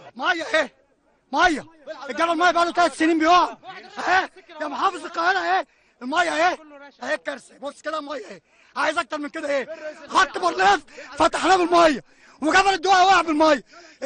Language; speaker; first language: Arabic; native; Arabic